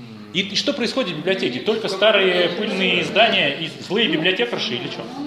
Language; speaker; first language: Russian; native; Russian